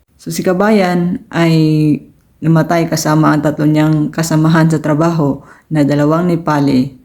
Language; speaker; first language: Filipino; native; Filipino